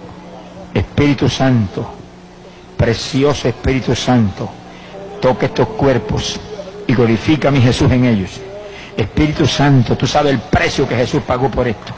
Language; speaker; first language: Spanish; native; Spanish